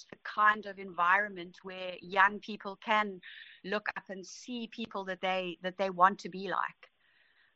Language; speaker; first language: English; native; English